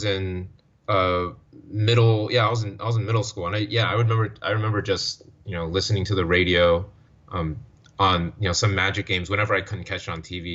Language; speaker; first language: English; native; English